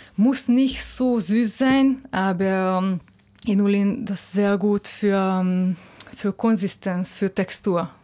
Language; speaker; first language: German; non-native, fluent; Hungarian